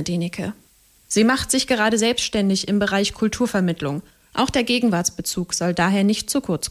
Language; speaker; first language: German; native; German